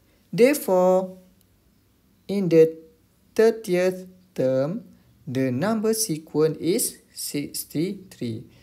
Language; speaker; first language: English; non-native, local second language; Malay